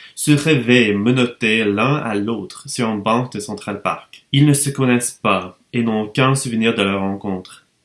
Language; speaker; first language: French; non-native, fluent; English